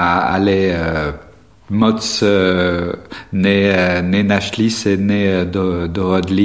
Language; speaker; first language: Czech; non-native, fluent; French